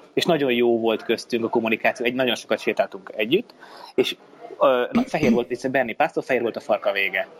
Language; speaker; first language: Hungarian; native; Hungarian